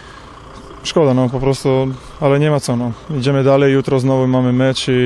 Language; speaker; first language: Polish; non-native, fluent; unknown